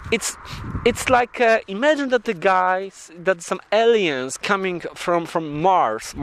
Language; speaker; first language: English; non-native, learner; Polish